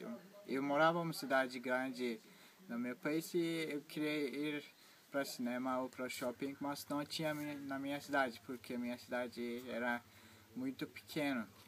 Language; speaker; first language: Portuguese; non-native, learner; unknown